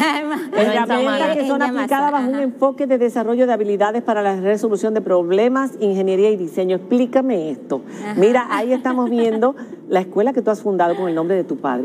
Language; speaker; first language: Spanish; native; Spanish